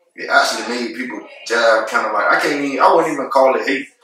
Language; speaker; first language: English; native; English